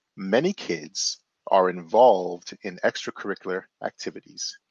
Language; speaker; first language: English; native; English